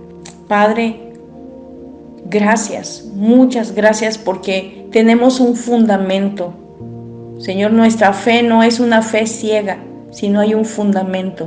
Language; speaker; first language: Spanish; native; Spanish